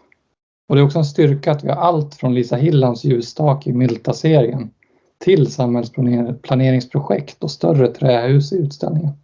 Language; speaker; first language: Swedish; native; Swedish